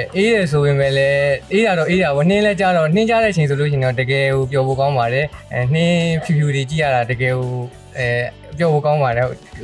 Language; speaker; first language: Burmese; native; Burmese